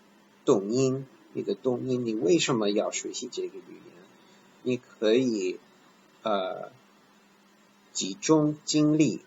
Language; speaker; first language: Chinese; non-native, fluent; English